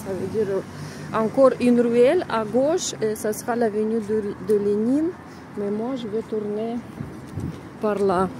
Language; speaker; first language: French; non-native, fluent; Russian